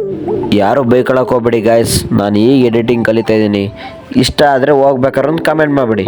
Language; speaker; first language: Kannada; native; Kannada